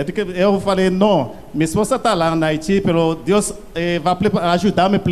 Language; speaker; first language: Portuguese; non-native, learner; Haitian Creole